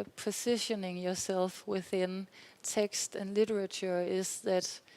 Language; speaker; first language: English; non-native, fluent; Danish